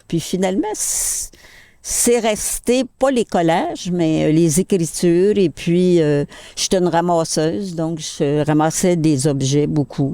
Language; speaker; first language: French; native; French